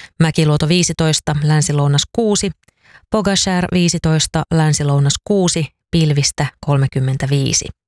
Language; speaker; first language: Finnish; native; Finnish